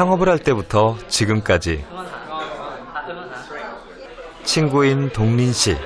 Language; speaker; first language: Korean; native; Korean